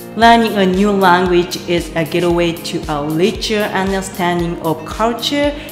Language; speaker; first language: English; non-native, fluent; Japanese